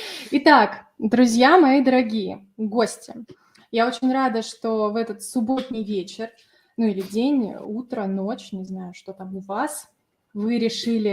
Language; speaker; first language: Russian; native; Russian